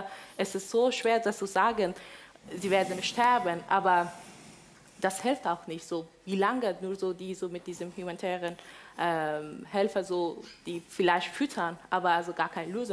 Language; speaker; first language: German; non-native, fluent; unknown